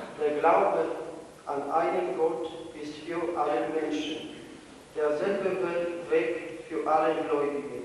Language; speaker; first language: German; non-native, learner; Polish